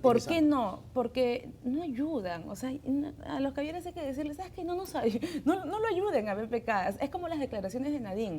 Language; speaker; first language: Spanish; native; Spanish